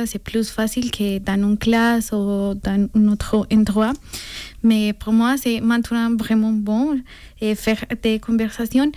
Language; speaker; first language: French; non-native, learner; Spanish